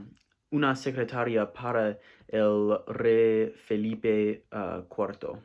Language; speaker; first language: Spanish; non-native, learner; English